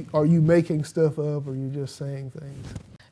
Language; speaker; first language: English; native; English